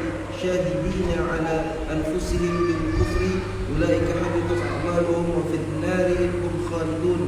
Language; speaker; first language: Arabic; non-native, learner; Indonesian